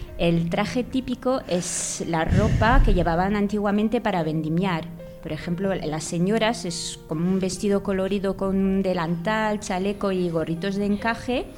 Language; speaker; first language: Spanish; non-native, fluent; French